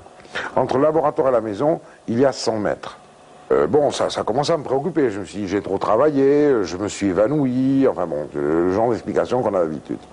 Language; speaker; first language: French; native; French